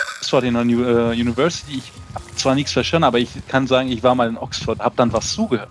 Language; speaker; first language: German; early bilingual, other home language; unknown